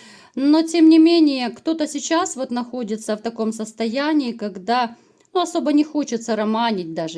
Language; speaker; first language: Russian; native; Russian